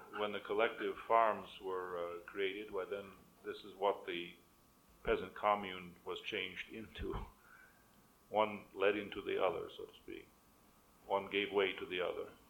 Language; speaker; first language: English; native; English